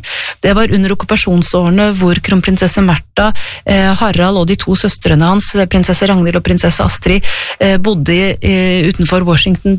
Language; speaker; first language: Norwegian; native; Norwegian